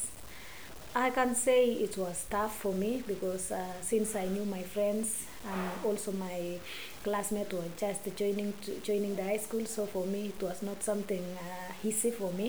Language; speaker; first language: English; non-native, local second language; Kalenjin